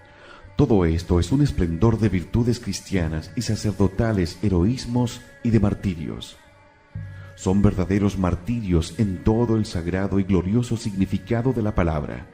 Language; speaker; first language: Spanish; native; Spanish